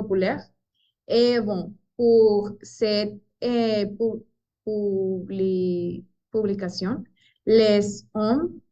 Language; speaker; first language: French; non-native, learner; Spanish